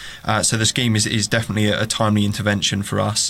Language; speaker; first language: English; native; English